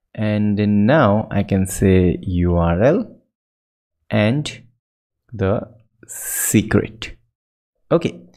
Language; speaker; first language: English; non-native, local second language; Hindi